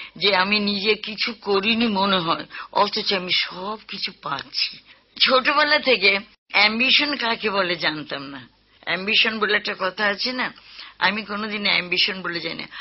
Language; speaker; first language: Bangla; native; Bangla